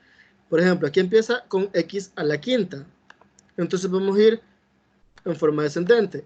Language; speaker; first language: Spanish; native; Spanish